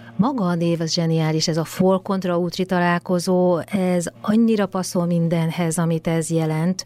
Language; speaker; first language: Hungarian; native; Hungarian